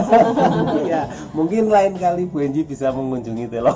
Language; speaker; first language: Indonesian; native; Indonesian